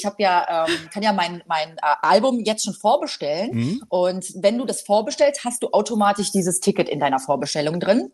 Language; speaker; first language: German; early bilingual, other home language; Polish